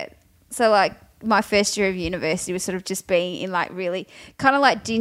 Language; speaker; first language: English; native; English